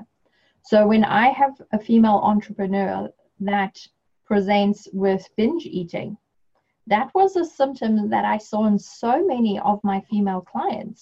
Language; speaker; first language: English; native; English